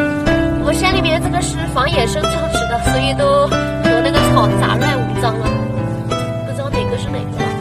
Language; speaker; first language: Chinese; native; Chinese